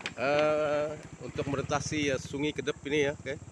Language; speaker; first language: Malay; non-native, local second language; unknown